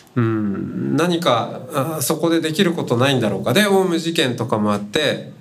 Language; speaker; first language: Japanese; native; Japanese